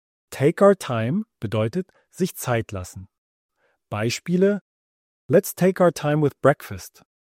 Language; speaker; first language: German; native; German